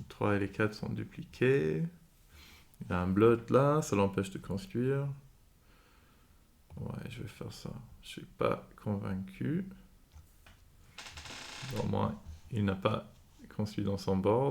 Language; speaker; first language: French; non-native, fluent; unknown